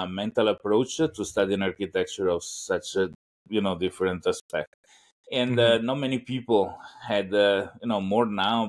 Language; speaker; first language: English; non-native, fluent; Italian